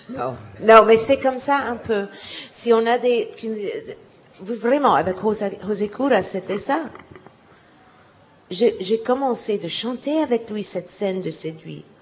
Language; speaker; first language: French; non-native, learner; English